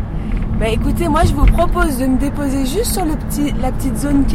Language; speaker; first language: French; native; French